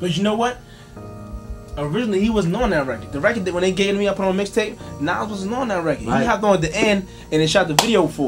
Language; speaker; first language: English; native; English